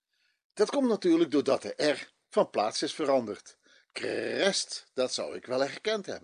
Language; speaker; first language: Dutch; native; Dutch